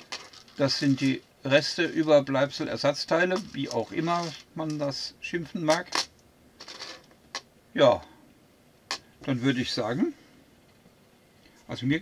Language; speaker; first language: German; native; German